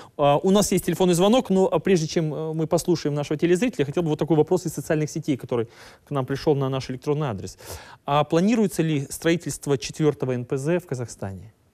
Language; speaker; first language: Russian; native; Russian